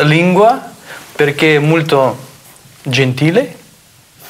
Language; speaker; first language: Italian; non-native, learner; Russian